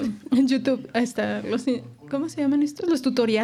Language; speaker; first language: Spanish; native; Spanish